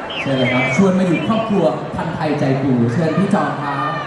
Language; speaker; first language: Thai; native; Thai